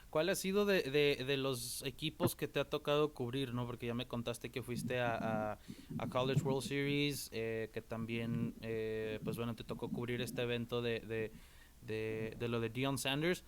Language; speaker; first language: Spanish; native; Spanish